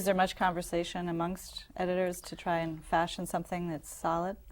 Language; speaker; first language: English; native; English